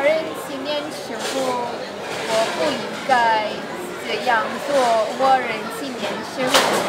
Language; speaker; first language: Chinese; non-native, learner; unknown